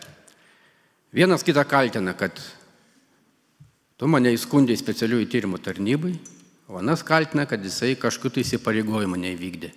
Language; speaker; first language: Lithuanian; native; Lithuanian